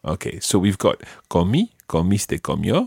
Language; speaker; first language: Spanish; non-native, fluent; English